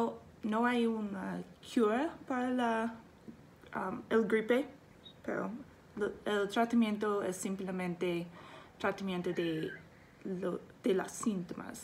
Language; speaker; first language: Spanish; non-native, learner; English